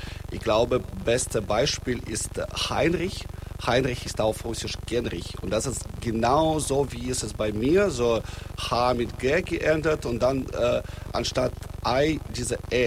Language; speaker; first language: German; non-native, fluent; Russian